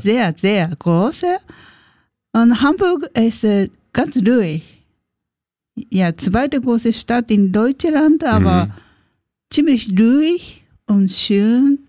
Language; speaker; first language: German; non-native, learner; Japanese